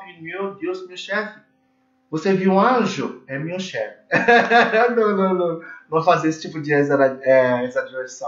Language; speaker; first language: Portuguese; non-native, learner; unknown